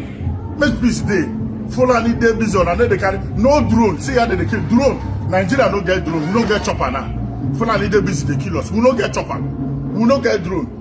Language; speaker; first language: Nigerian Pidgin; non-native, local second language; Igbo